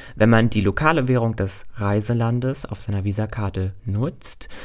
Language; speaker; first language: German; native; German